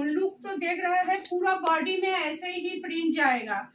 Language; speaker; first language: Hindi; non-native, local second language; Bangla